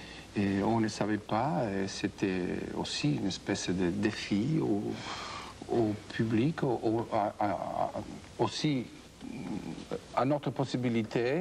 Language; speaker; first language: French; non-native, fluent; Spanish